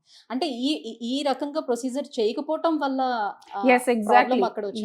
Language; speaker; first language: Telugu; native; Telugu